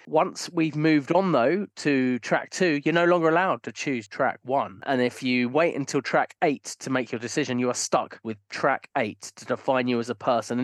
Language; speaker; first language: English; native; English